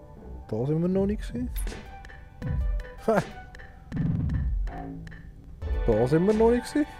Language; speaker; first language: German; native; German